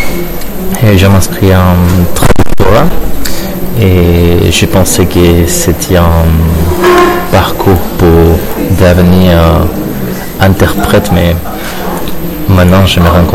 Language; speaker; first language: French; non-native, learner; Spanish